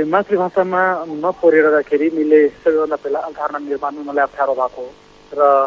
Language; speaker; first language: Nepali; non-native, local second language; Maithili